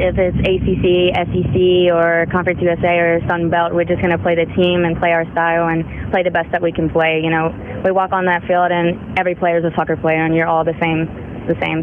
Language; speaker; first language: English; native; English